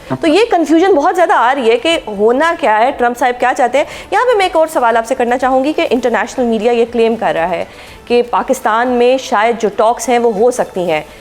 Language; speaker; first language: Urdu; native; Urdu